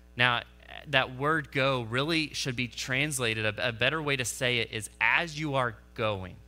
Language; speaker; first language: English; native; English